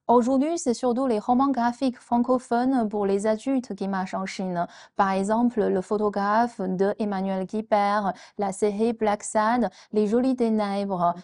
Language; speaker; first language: French; non-native, fluent; Chinese